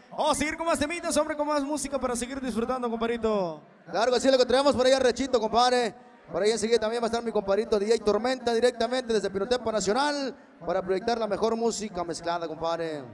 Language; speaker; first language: Spanish; native; Spanish